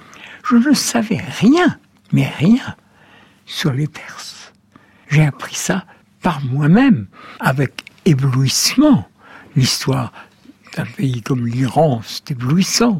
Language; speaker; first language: French; native; French